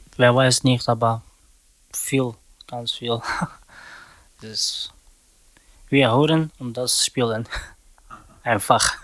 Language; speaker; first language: German; non-native, learner; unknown